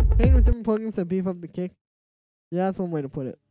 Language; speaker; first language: English; native; English